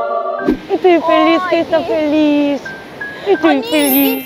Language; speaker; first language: Spanish; non-native, fluent; Korean